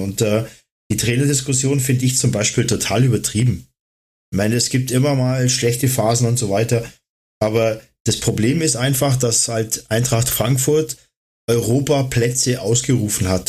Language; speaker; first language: German; native; German